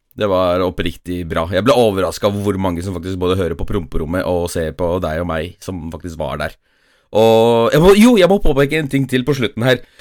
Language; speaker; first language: Norwegian; early bilingual, other home language; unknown